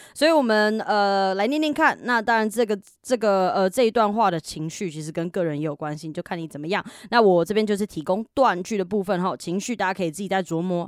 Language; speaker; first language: Chinese; native; Chinese